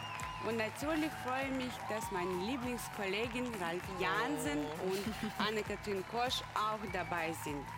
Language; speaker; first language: German; non-native, learner; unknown